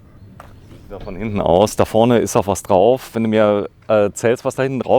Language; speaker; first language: German; native; German